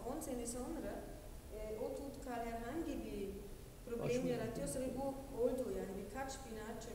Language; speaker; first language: Turkish; non-native, fluent; German